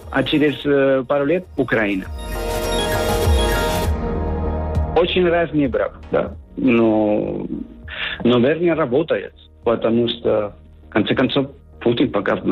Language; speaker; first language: Russian; non-native, learner; Spanish